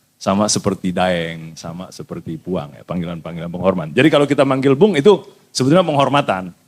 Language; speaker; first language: Indonesian; native; Indonesian